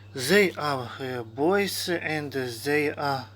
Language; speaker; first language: English; non-native, learner; Ukrainian